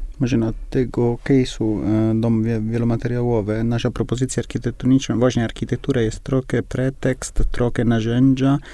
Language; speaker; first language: Polish; non-native, learner; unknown